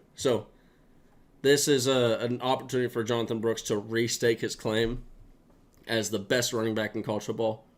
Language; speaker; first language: English; native; English